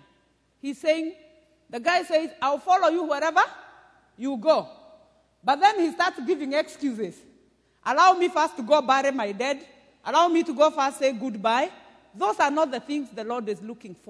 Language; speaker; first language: English; non-native, local second language; Kikuyu